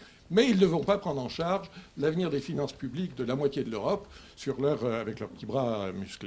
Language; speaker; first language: French; native; French